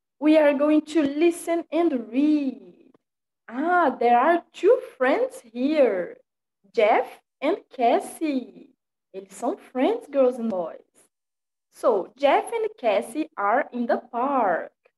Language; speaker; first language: English; non-native, fluent; Portuguese